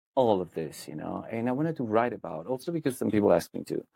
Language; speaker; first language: English; non-native, fluent; Italian